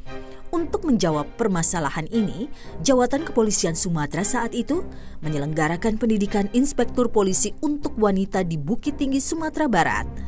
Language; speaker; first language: Indonesian; native; Indonesian